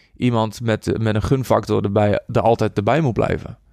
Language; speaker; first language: Dutch; native; Dutch